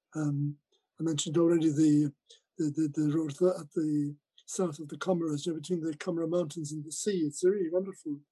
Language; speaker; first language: English; native; English